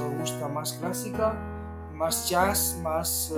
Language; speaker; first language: Spanish; non-native, learner; Chinese